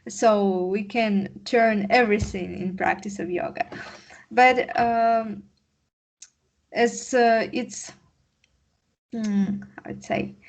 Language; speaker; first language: English; non-native, learner; Russian